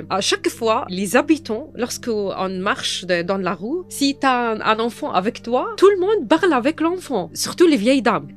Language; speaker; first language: French; non-native, fluent; Arabic